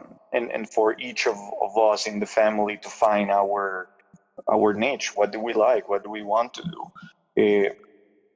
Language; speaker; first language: English; non-native, fluent; Spanish